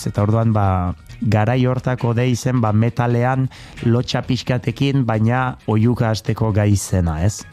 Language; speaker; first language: Basque; non-native, local second language; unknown